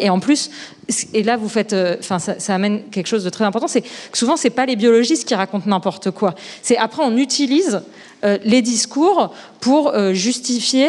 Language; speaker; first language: French; native; French